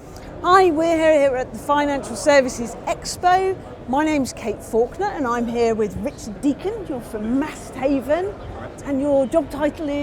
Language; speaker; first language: English; native; English